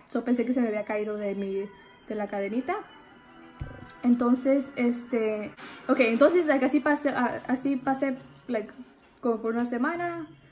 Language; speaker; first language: Spanish; early bilingual, heritage; Spanish